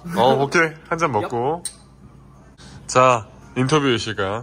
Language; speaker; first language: Korean; native; Korean